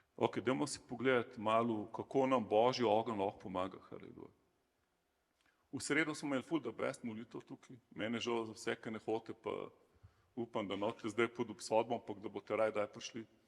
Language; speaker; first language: Slovenian; native; Slovenian